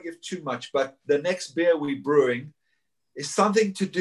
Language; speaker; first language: English; native; English